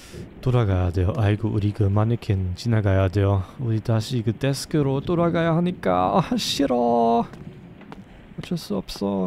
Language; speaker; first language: Korean; non-native, fluent; German